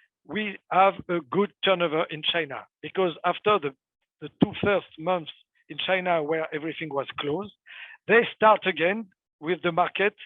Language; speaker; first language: English; non-native, fluent; French